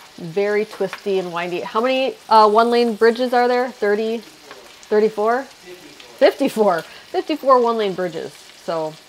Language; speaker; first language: English; native; English